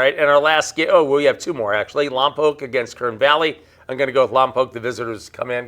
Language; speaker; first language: English; native; English